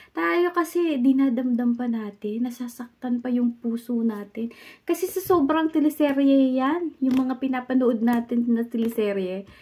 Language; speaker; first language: Filipino; native; Filipino